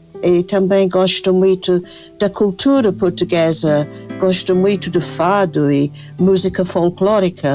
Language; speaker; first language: Portuguese; non-native, fluent; English